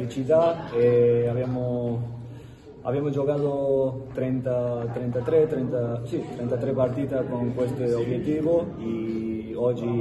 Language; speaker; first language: Italian; non-native, fluent; Spanish